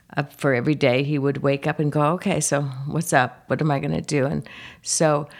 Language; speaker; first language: English; native; English